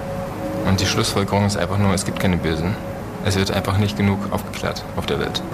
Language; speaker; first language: German; early bilingual, other home language; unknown